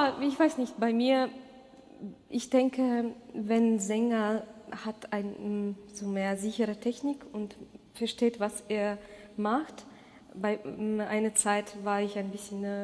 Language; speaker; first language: German; non-native, fluent; Russian